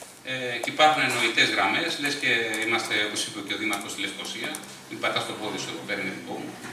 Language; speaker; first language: Greek; native; Greek